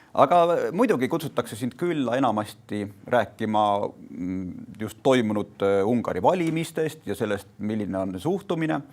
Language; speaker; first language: Estonian; native; Estonian